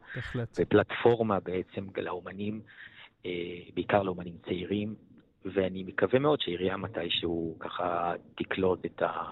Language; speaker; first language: Hebrew; non-native, fluent; Italian